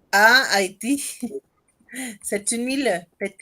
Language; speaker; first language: French; non-native, fluent; Spanish